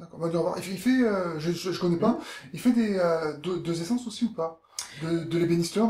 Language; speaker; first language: French; native; French